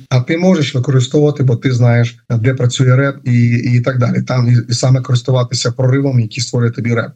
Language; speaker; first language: Ukrainian; native; Ukrainian